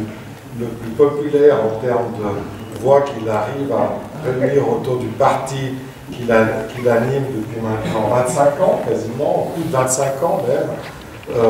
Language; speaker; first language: French; native; French